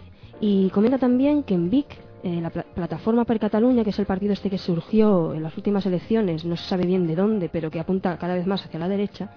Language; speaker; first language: Spanish; native; Spanish